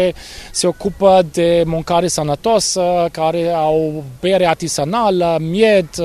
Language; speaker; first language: Romanian; non-native, fluent; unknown